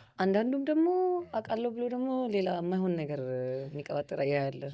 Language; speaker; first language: Amharic; native; Amharic